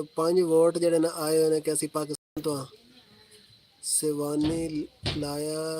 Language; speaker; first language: Urdu; non-native, local second language; Punjabi